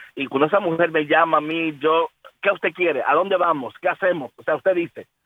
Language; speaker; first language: Spanish; early bilingual, heritage; Spanish